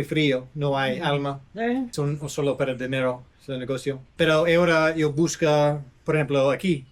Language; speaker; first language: Spanish; non-native, learner; English